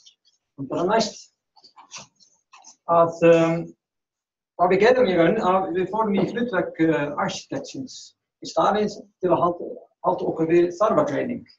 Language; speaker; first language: Icelandic; non-native, learner; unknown